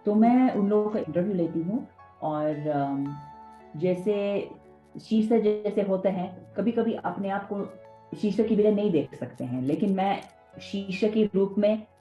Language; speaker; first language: Hindi; non-native, fluent; English